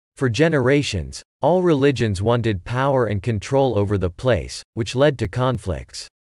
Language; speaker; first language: English; non-native, fluent; Hebrew